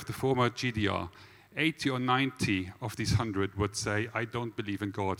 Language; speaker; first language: English; non-native, fluent; German